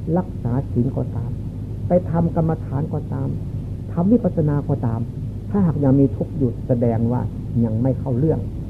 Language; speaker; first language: Thai; non-native, local second language; Lao